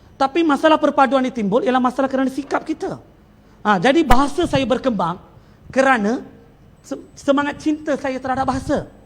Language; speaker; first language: Malay; non-native, local second language; Tamil